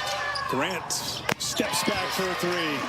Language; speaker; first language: English; native; English